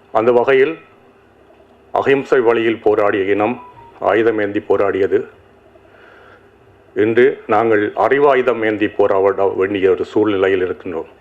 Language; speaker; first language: Tamil; native; Tamil